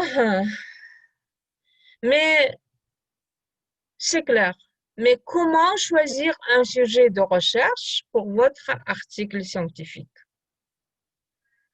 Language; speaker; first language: French; non-native, fluent; Kazakh